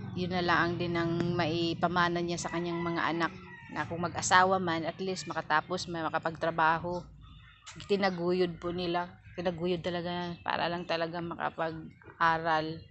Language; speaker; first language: Filipino; native; Filipino